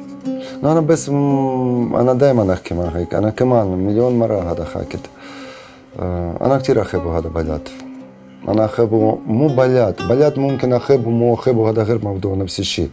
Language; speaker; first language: Arabic; non-native, learner; Russian